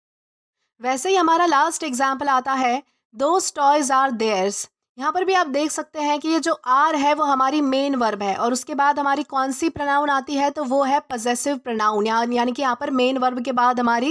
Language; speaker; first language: Hindi; native; Hindi